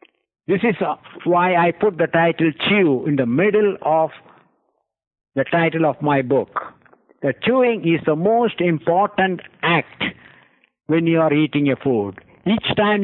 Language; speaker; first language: English; non-native, local second language; Malayalam